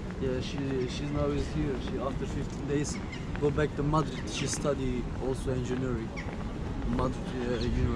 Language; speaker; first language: English; non-native, learner; Turkish